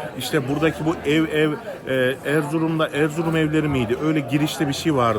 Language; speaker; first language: Turkish; native; Turkish